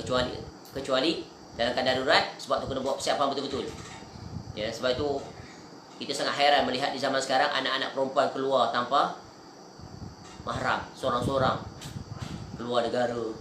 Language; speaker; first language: Malay; native; Malay